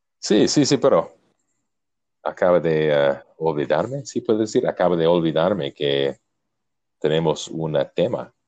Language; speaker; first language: Spanish; non-native, learner; English